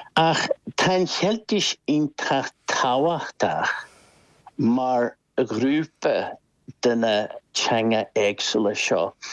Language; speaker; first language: Irish; non-native, local second language; English